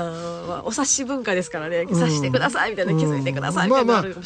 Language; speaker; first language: Japanese; native; Japanese